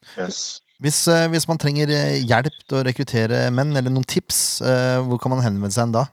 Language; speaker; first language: Norwegian; native; Norwegian